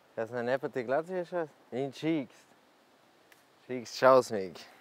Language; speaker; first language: Latvian; non-native, fluent; German